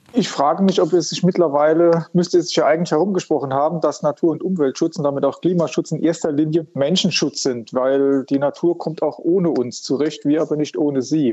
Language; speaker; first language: German; native; German